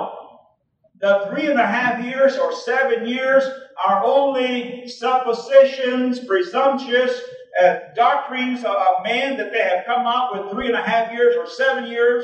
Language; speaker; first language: English; early bilingual, other home language; Spanish